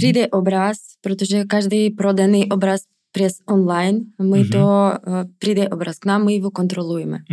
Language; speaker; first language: Czech; non-native, fluent; Russian